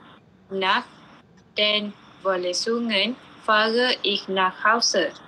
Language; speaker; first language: German; non-native, learner; Malay